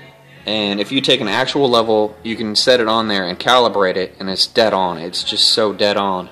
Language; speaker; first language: English; native; English